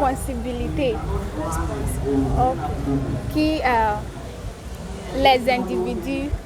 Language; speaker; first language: French; non-native, learner; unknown